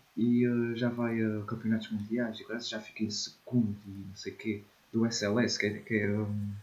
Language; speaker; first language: Portuguese; native; Portuguese